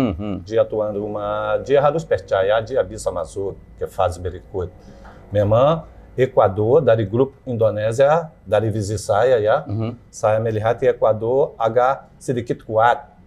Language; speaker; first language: Indonesian; non-native, fluent; Portuguese